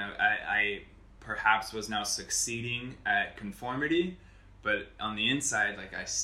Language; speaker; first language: English; native; English